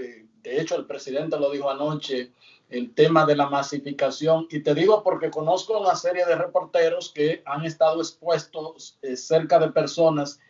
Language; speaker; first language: Spanish; native; Spanish